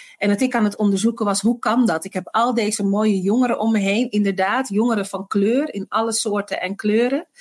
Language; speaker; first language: Dutch; early bilingual, other home language; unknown